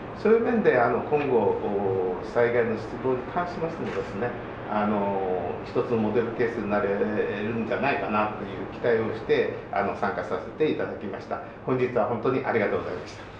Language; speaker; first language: Japanese; native; Japanese